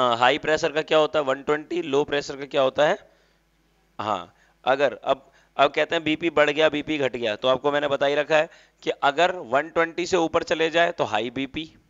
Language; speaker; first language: Hindi; native; Hindi